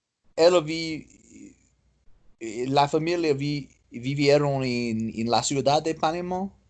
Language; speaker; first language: Spanish; non-native, learner; English